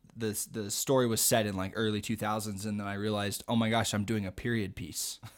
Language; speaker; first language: English; native; English